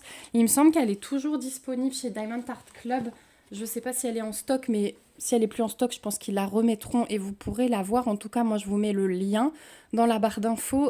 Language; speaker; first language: French; native; French